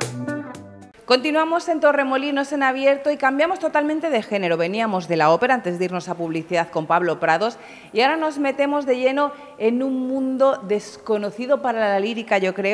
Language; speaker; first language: Spanish; native; Spanish